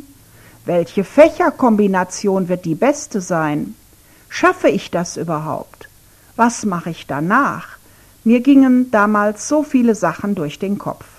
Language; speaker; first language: German; non-native, fluent; Ukrainian